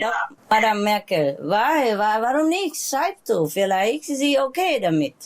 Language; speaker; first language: German; non-native, learner; Vietnamese